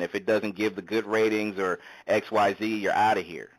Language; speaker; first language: English; native; English